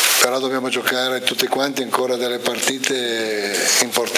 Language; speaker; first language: Italian; native; Italian